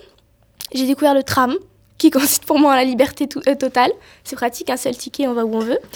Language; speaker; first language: French; native; French